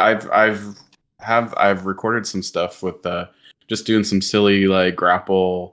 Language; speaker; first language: English; native; English